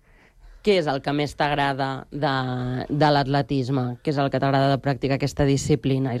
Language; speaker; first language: Catalan; native; Catalan